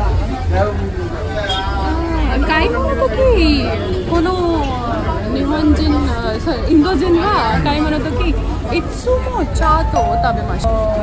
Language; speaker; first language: Japanese; non-native, learner; Hindi